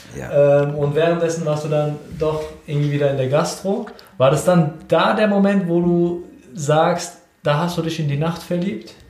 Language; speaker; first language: German; native; German